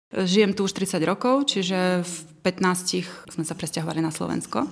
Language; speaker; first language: Slovak; early bilingual, other home language; Russian